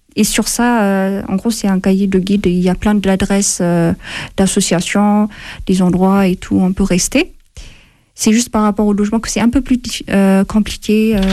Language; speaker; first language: French; non-native, fluent; Amharic